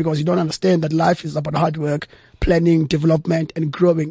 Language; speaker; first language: English; non-native, local second language; Xhosa